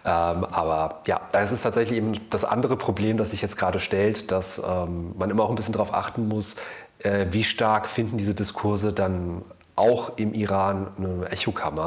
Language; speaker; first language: German; native; German